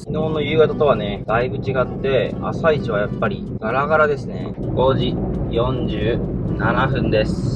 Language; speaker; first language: Japanese; native; Japanese